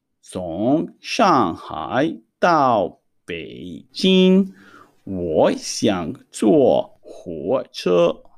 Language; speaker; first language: Chinese; non-native, fluent; Hebrew